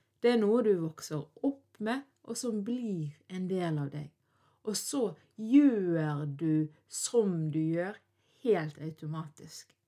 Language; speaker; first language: Norwegian; early bilingual, other home language; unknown